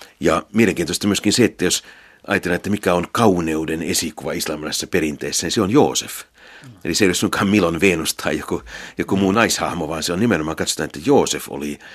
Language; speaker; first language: Finnish; native; Finnish